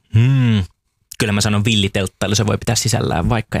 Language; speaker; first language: Finnish; native; Finnish